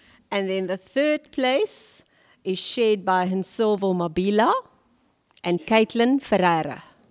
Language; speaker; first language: English; non-native, local second language; Afrikaans